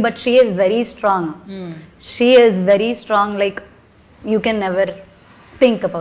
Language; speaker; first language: Telugu; non-native, learner; Malayalam